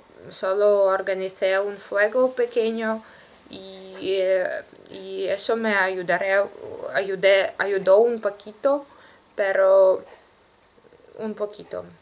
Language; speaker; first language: Spanish; non-native, learner; Russian